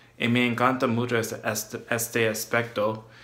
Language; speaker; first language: Spanish; non-native, learner; English